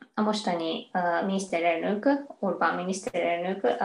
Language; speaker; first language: Hungarian; non-native, fluent; Japanese